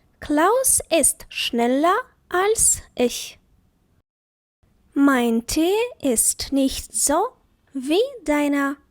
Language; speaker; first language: German; non-native, fluent; Ukrainian